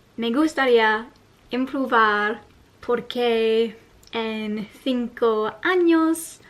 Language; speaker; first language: Spanish; non-native, learner; English